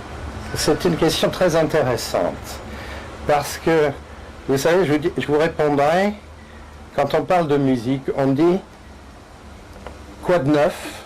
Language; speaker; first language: French; native; French